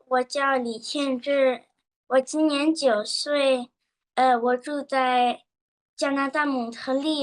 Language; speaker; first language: Chinese; early bilingual, heritage; Chinese